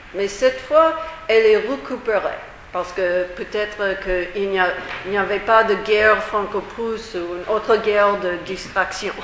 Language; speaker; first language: French; non-native, fluent; English